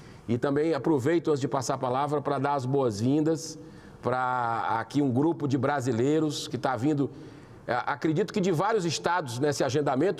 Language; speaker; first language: Portuguese; native; Portuguese